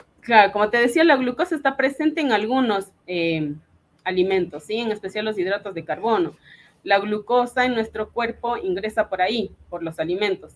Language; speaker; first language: Spanish; native; Spanish